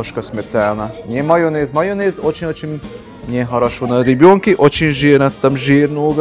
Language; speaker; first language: Russian; non-native, learner; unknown